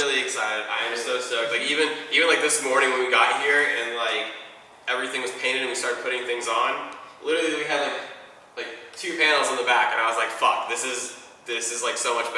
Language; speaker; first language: English; native; English